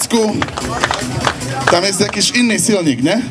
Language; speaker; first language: Polish; non-native, learner; Slovak